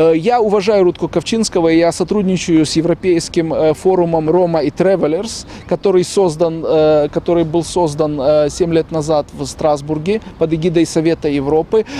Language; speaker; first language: Russian; native; Russian